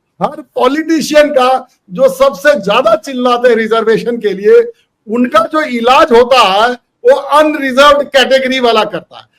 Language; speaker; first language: Hindi; non-native, local second language; Marathi